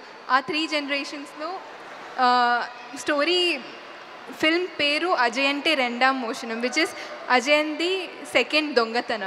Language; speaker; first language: Telugu; non-native, fluent; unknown